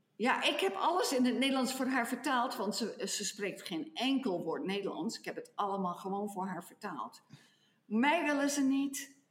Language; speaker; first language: Dutch; native; Dutch